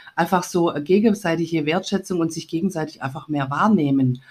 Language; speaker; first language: German; native; German